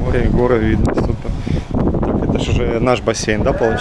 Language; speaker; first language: Russian; native; Russian